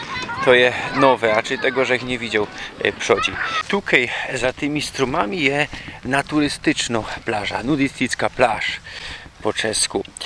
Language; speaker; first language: Polish; non-native, local second language; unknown